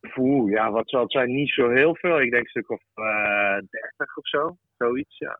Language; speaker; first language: Dutch; early bilingual, other home language; Russian